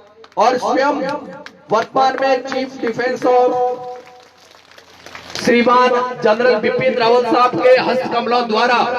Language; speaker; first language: Hindi; native; Hindi